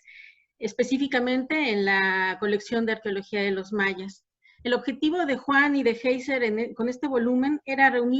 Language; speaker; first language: Spanish; native; Spanish